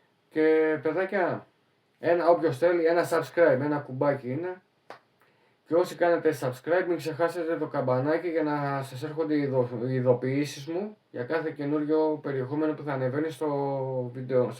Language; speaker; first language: Greek; native; Greek